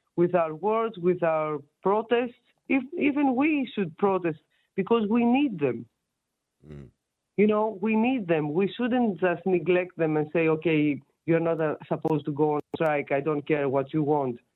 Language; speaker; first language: English; non-native, fluent; Greek